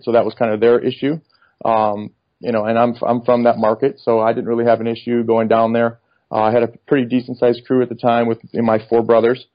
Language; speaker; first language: English; native; English